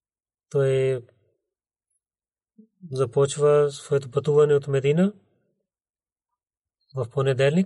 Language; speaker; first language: Bulgarian; non-native, learner; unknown